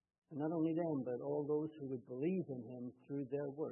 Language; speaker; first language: English; native; English